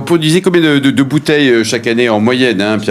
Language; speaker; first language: French; native; French